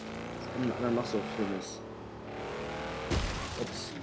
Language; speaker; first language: German; native; German